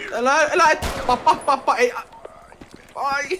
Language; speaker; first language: Finnish; native; Finnish